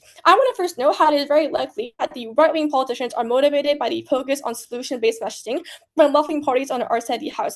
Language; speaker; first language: English; non-native, fluent; Chinese